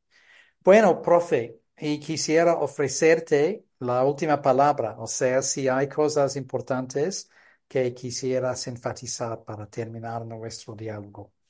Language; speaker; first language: Spanish; non-native, fluent; English